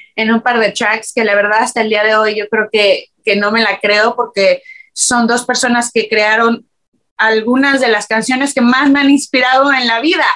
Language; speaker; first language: Spanish; native; Spanish